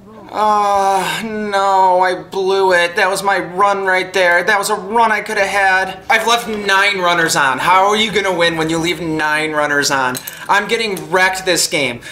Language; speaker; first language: English; native; English